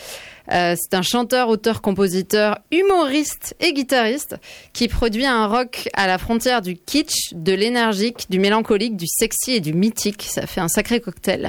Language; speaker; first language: French; native; French